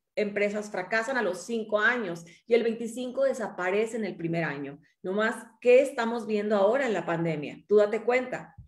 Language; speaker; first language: Spanish; native; Spanish